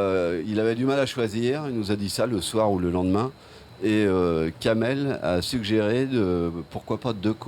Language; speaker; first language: French; native; French